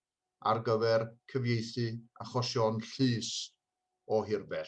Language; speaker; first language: Welsh; native; Welsh